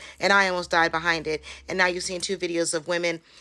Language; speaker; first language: English; native; English